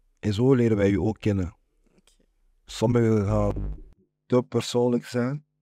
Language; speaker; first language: Dutch; non-native, local second language; French